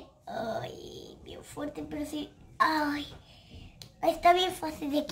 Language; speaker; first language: Spanish; early bilingual, heritage; Spanish